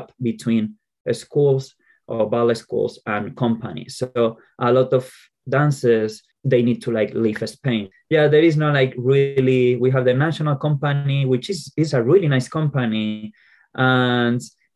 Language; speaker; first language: English; non-native, fluent; Spanish